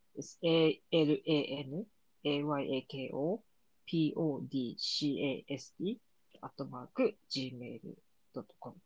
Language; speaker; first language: English; non-native, learner; Japanese